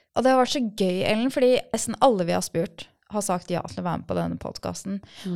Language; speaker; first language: Norwegian; early bilingual, other home language; Persian